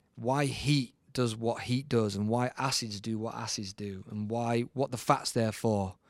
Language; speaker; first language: English; native; English